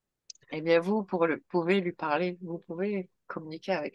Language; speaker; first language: French; native; French